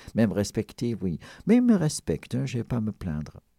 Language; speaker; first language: French; non-native, fluent; Dutch